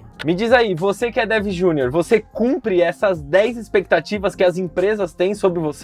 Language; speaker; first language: Portuguese; native; Portuguese